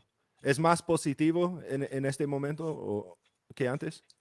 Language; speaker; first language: Spanish; non-native, fluent; English